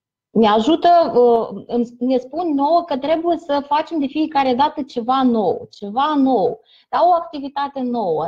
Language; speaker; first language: Romanian; non-native, fluent; Russian